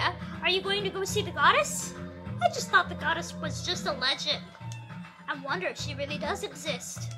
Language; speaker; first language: English; native; English